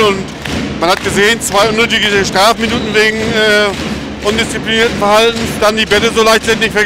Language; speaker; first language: German; native; German